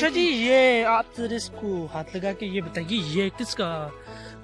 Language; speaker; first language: Urdu; native; Urdu